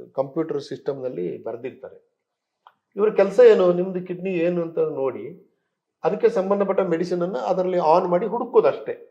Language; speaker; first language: Kannada; native; Kannada